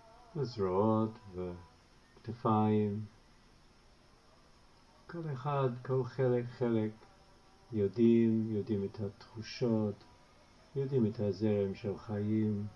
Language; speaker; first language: Hebrew; non-native, fluent; English